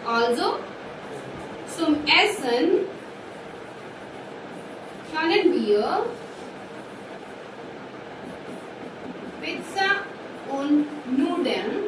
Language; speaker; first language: German; non-native, fluent; Hindi